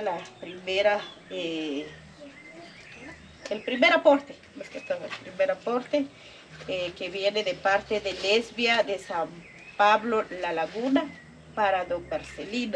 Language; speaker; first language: Spanish; non-native, local second language; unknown